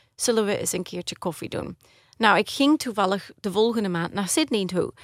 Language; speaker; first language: Dutch; early bilingual, heritage; Dutch